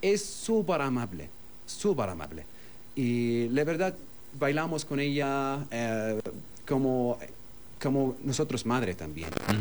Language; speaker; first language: Spanish; non-native, learner; Arabic